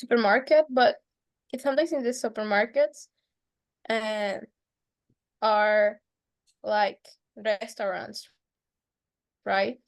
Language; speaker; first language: English; non-native, learner; Spanish